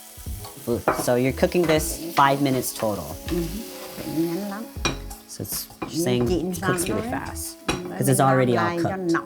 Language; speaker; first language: English; early bilingual, other home language; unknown